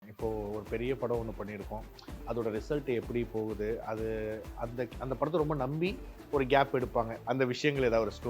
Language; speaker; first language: Tamil; native; Tamil